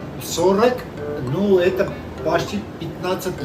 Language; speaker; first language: Russian; non-native, fluent; Armenian